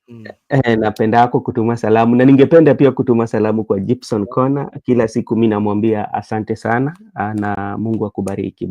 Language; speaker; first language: Swahili; non-native, local second language; Luo (Kenya and Tanzania)